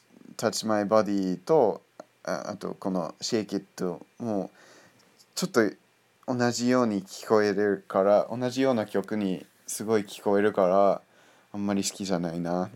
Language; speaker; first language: Japanese; non-native, fluent; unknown